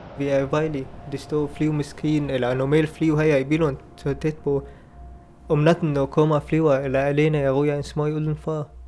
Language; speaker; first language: Danish; non-native, learner; Arabic